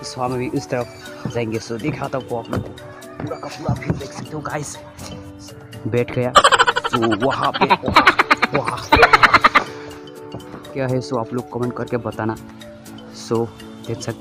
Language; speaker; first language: Hindi; non-native, local second language; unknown